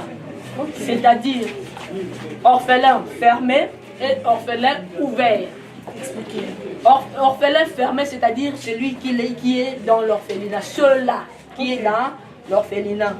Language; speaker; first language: French; non-native, local second language; Lingala